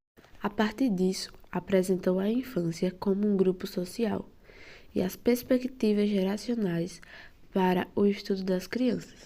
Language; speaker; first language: Portuguese; native; Portuguese